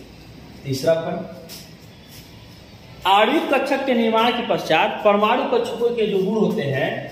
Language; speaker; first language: Hindi; native; Hindi